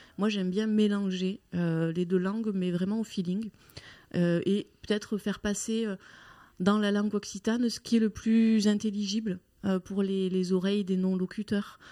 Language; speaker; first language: French; native; French